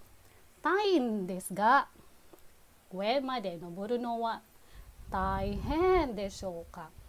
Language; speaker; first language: Japanese; non-native, fluent; Filipino